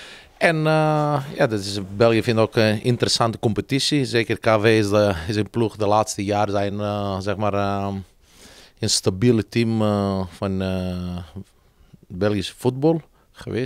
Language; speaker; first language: Dutch; non-native, fluent; Greek